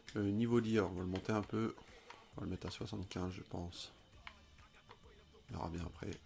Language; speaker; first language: French; native; French